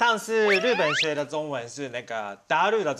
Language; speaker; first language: Chinese; non-native, learner; Japanese